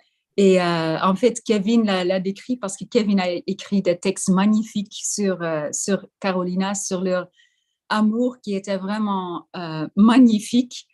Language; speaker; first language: French; non-native, fluent; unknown